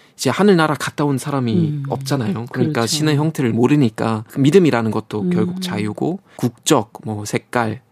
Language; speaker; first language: Korean; non-native, fluent; German